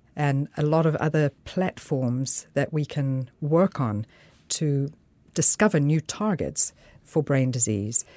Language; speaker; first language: English; native; English